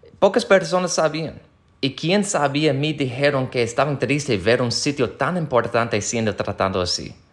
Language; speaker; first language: Spanish; non-native, fluent; English